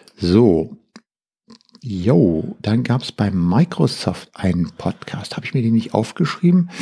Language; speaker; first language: German; native; German